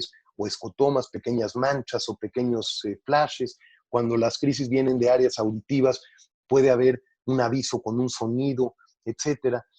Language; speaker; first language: Spanish; native; Spanish